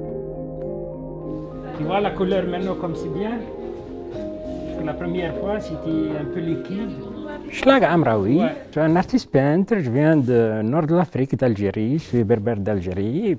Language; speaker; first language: French; non-native, local second language; Arabic